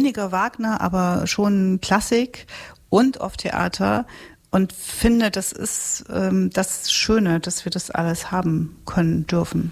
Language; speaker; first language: German; native; German